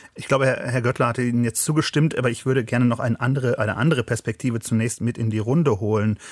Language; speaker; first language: German; native; German